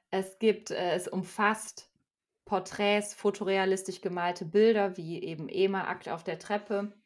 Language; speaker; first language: German; native; German